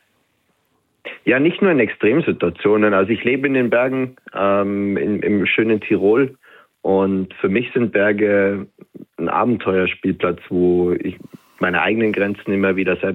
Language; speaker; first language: German; native; German